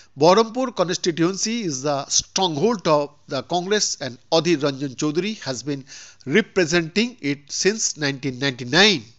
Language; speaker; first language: English; non-native, local second language; Bangla